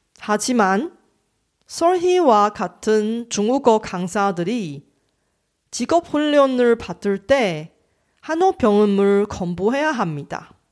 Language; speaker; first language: Korean; non-native, fluent; Chinese